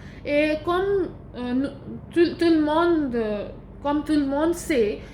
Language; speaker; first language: French; non-native, learner; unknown